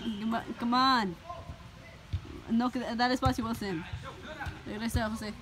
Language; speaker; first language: Spanish; early bilingual, heritage; Spanish